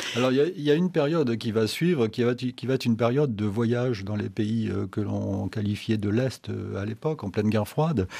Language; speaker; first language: French; native; French